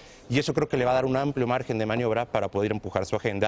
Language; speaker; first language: Spanish; native; Spanish